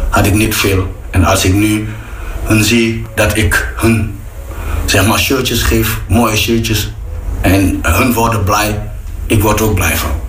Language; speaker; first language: Dutch; non-native, fluent; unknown